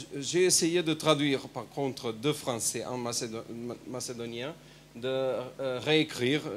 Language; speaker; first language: French; non-native, fluent; Macedonian